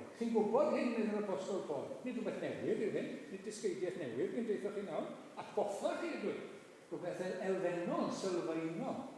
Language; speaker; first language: Welsh; native; Welsh